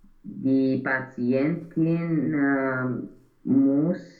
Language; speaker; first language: German; non-native, learner; Romanian